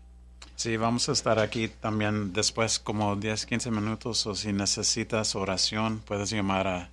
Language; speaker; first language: Spanish; early bilingual, heritage; Spanish